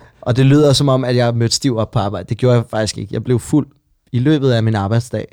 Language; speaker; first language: Danish; native; Danish